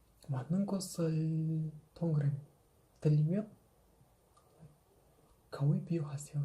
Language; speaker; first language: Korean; non-native, fluent; Kazakh